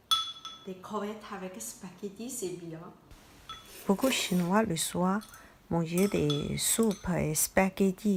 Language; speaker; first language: French; non-native, learner; Chinese